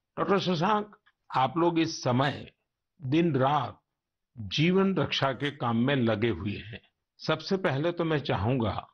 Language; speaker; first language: Hindi; non-native, local second language; Gujarati